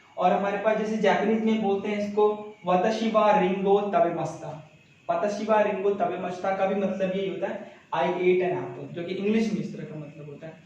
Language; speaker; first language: Hindi; native; Hindi